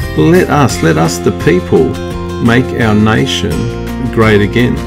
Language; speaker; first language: English; native; English